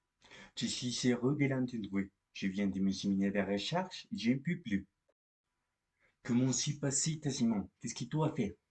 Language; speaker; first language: French; non-native, learner; Spanish